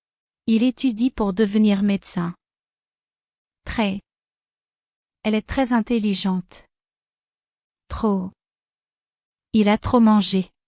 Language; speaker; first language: French; non-native, fluent; Spanish